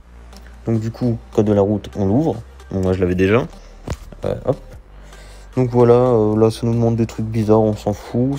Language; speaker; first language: French; native; French